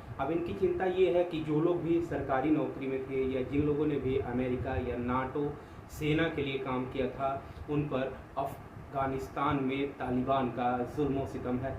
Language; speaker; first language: Hindi; native; Hindi